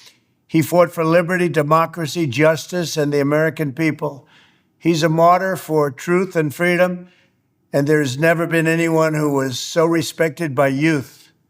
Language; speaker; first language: English; native; English